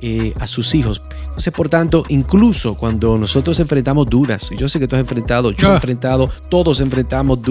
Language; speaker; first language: Spanish; native; Spanish